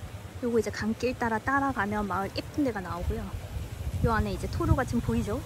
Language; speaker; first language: Korean; native; Korean